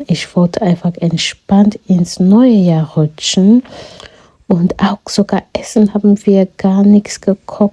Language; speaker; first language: German; non-native, fluent; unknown